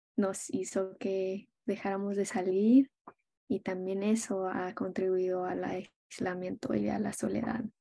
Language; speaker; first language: Spanish; early bilingual, heritage; Spanish